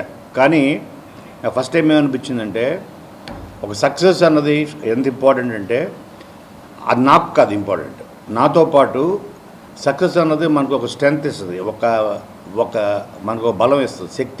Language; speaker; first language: Telugu; native; Telugu